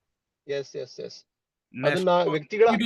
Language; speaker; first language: Kannada; native; Kannada